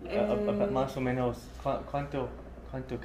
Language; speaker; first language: Spanish; non-native, learner; English